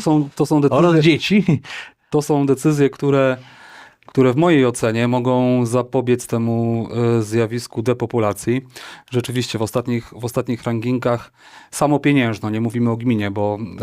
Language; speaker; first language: Polish; native; Polish